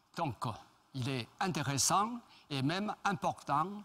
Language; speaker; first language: French; non-native, fluent; Chinese